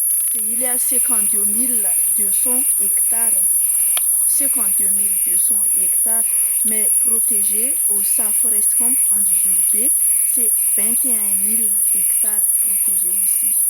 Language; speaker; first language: French; non-native, local second language; Malagasy